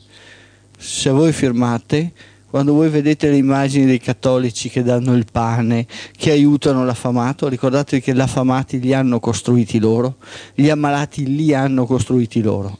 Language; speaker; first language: Italian; native; Italian